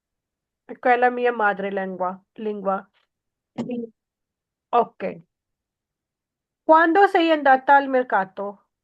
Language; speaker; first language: Italian; non-native, learner; Urdu